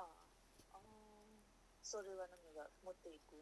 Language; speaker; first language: Japanese; non-native, learner; Nepali